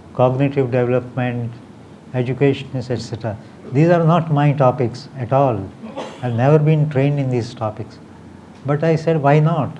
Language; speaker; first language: English; non-native, local second language; Marathi